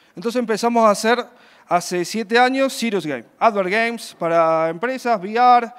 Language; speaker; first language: Spanish; native; Spanish